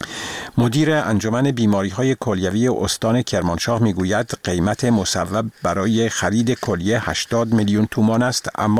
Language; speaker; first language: Persian; native; Persian